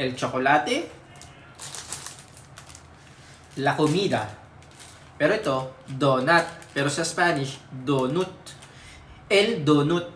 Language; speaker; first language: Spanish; non-native, learner; Filipino